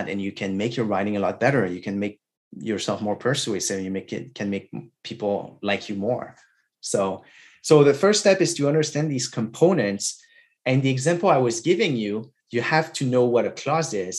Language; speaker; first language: English; non-native, fluent; French